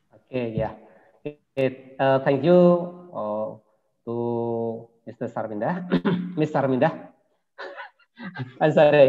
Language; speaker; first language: English; non-native, learner; Indonesian